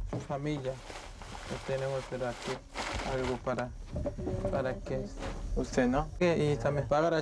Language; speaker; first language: Spanish; non-native, learner; Korean